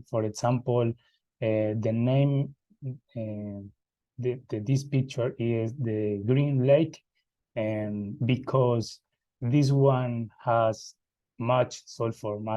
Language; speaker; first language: English; non-native, learner; Spanish